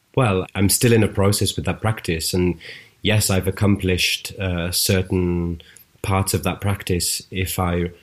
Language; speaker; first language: English; native; English